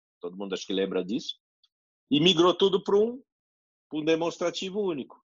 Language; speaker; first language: Portuguese; native; Portuguese